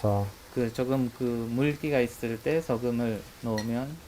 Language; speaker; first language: Korean; non-native, learner; Hungarian